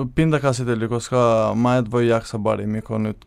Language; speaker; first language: Finnish; non-native, learner; Albanian